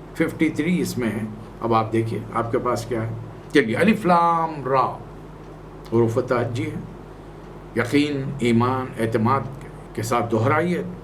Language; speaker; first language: Urdu; native; Urdu